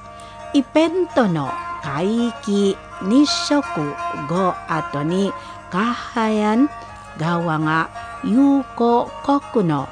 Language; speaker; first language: Japanese; non-native, fluent; Indonesian